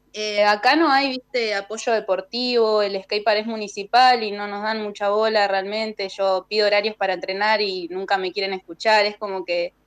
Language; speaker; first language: Spanish; native; Spanish